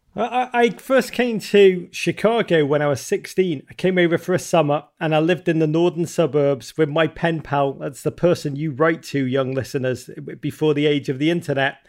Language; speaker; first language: English; native; English